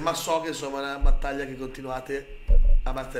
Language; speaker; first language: Italian; native; Italian